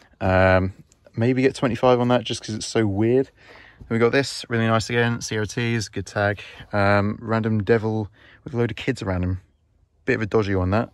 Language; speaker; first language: English; native; English